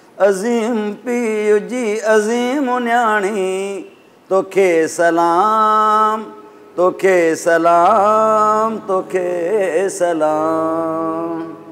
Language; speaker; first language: Sindhi; native; Sindhi